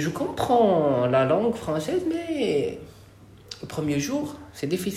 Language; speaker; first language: French; non-native, local second language; Arabic